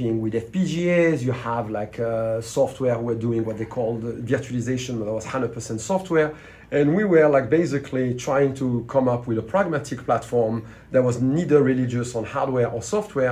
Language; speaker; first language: English; non-native, fluent; French